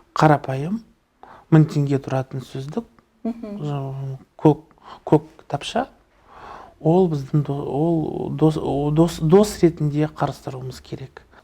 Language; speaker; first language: Kazakh; non-native, local second language; Russian